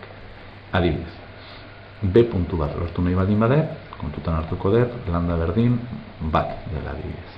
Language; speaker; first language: Basque; native; Basque